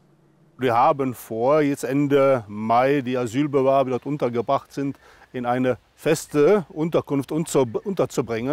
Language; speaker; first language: German; native; German